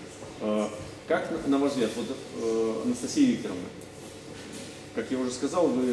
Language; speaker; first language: Russian; native; Russian